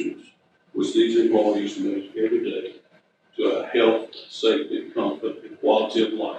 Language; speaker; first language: English; native; English